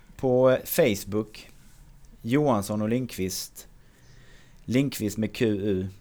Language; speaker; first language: Swedish; native; Swedish